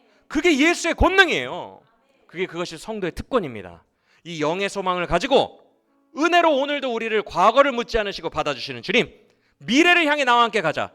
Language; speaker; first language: Korean; native; Korean